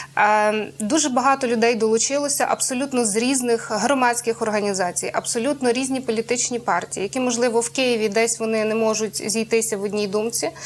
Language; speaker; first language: Ukrainian; native; Ukrainian